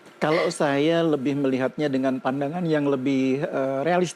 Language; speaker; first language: Indonesian; native; Indonesian